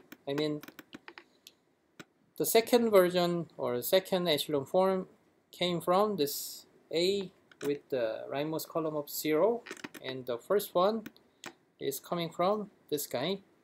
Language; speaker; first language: English; non-native, fluent; Korean